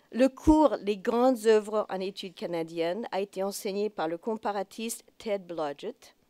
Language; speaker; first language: French; non-native, fluent; English